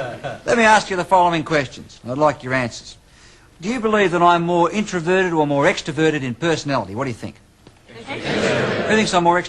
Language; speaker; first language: English; native; English